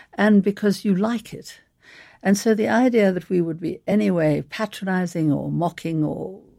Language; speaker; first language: English; native; English